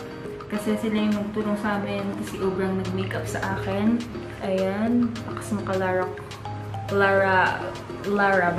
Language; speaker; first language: Filipino; non-native, local second language; Bikol